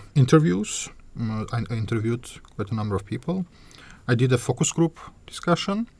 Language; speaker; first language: English; non-native, fluent; Azerbaijani